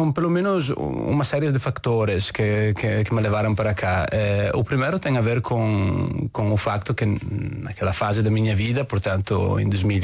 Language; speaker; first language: Portuguese; non-native, fluent; Italian